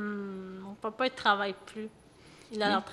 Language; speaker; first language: French; early bilingual, other home language; Portuguese